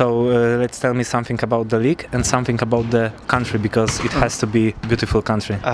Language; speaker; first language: English; non-native, fluent; Polish